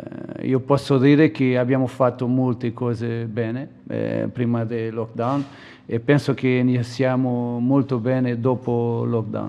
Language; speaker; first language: Italian; non-native, fluent; Portuguese